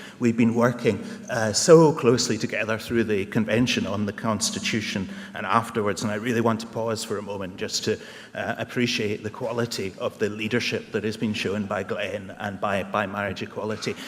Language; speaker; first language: English; native; English